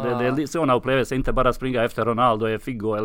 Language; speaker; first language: Swedish; non-native, fluent; Serbian